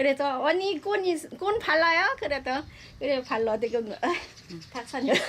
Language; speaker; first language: Korean; non-native, learner; Thai